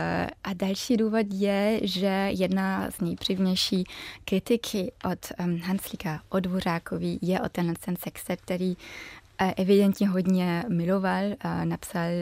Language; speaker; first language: Czech; early bilingual, heritage; German